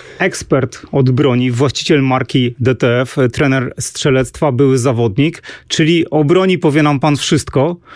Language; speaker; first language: Polish; native; Polish